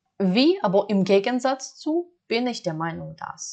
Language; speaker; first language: German; non-native, fluent; Ukrainian